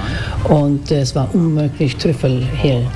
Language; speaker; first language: Swedish; non-native, learner; German